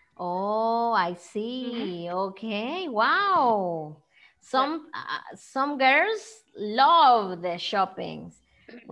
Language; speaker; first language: English; non-native, fluent; Spanish